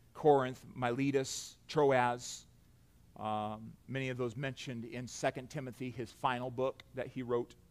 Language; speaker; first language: English; native; English